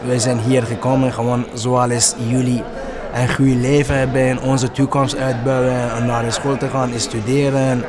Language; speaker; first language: Dutch; non-native, learner; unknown